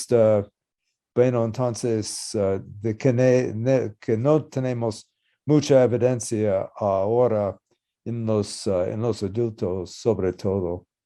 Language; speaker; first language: Spanish; non-native, learner; English